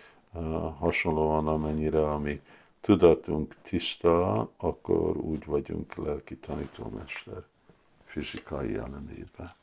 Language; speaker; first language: Hungarian; early bilingual, heritage; Hungarian